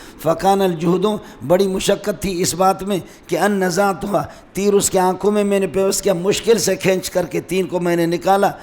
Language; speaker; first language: Urdu; non-native, local second language; Brahui